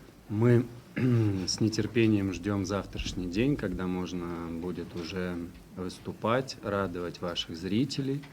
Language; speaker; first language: Russian; native; Russian